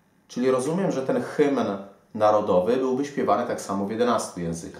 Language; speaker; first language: Polish; native; Polish